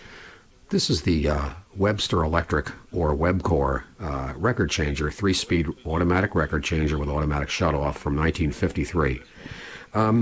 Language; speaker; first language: English; native; English